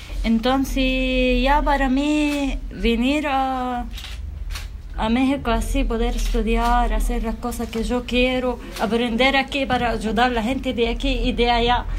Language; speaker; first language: Spanish; non-native, fluent; Arabic